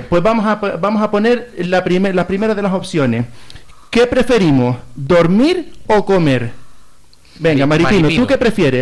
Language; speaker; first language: Spanish; native; Spanish